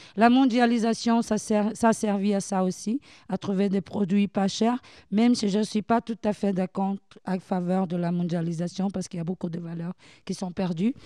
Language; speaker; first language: French; non-native, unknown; Portuguese